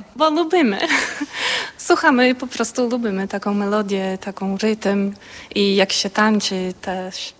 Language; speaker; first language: Polish; non-native, learner; Portuguese